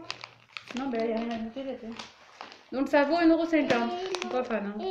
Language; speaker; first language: French; native; French